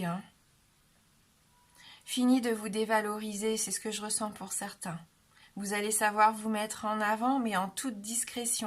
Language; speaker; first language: French; native; French